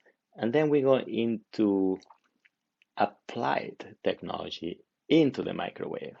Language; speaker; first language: English; non-native, fluent; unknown